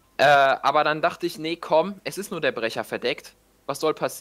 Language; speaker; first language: German; native; German